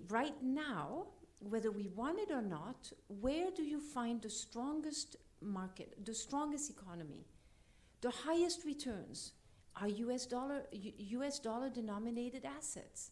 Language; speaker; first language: English; non-native, fluent; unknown